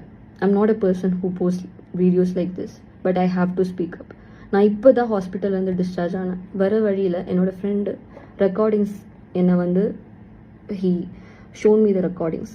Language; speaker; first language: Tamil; non-native, local second language; Malayalam